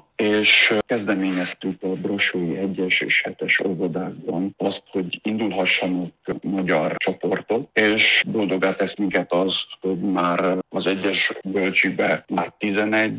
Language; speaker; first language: Hungarian; native; Hungarian